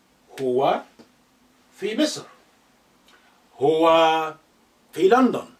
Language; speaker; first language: Arabic; non-native, fluent; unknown